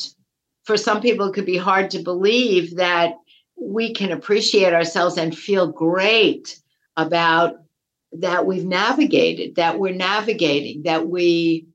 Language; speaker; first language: English; native; English